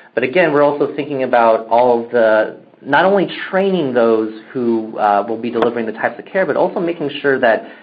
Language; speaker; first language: English; native; English